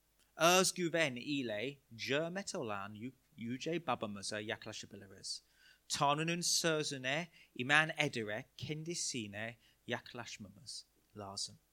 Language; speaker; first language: Turkish; non-native, fluent; English